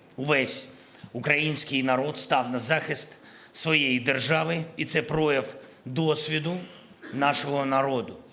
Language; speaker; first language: Ukrainian; non-native, local second language; Russian